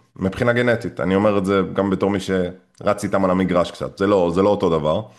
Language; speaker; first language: Hebrew; native; Hebrew